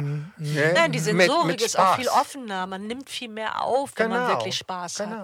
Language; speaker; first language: German; non-native, fluent; English